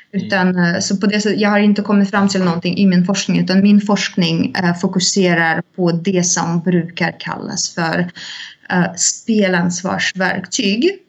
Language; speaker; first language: Swedish; non-native, fluent; Russian